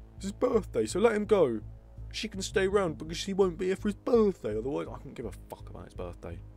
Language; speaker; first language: English; native; English